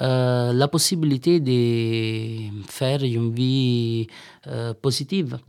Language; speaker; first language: French; non-native, learner; Italian